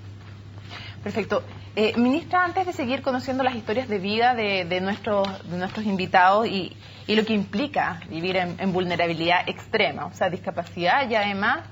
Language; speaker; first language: Spanish; native; Spanish